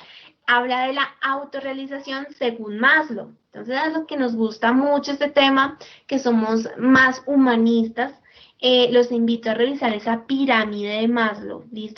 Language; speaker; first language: Spanish; native; Spanish